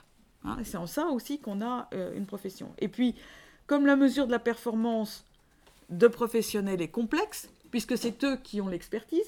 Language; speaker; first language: French; native; French